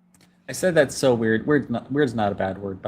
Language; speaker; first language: English; native; English